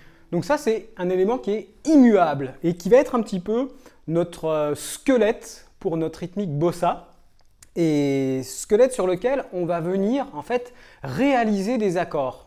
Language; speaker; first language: French; native; French